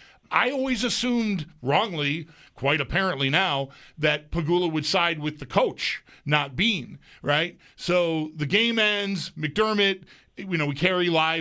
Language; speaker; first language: English; native; English